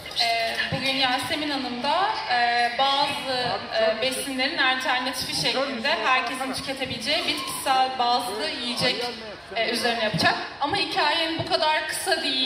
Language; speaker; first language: Turkish; native; Turkish